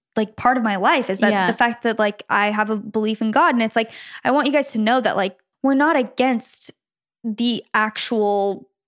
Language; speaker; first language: English; native; English